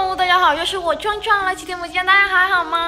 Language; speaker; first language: Chinese; non-native, fluent; Vietnamese